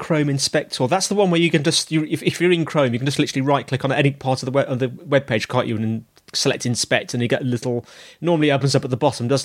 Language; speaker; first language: English; native; English